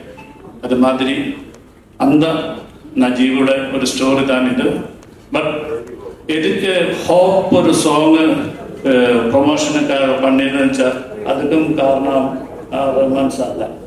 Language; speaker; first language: Tamil; non-native, learner; Malayalam